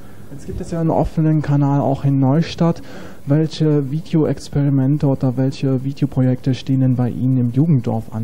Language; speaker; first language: German; native; German